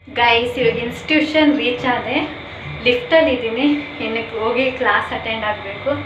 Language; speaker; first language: Kannada; non-native, local second language; Malayalam